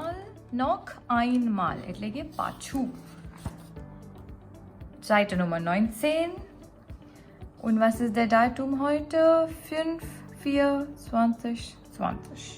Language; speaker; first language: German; non-native, learner; Gujarati